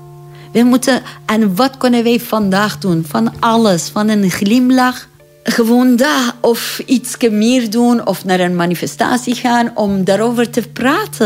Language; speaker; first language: Dutch; non-native, learner; Persian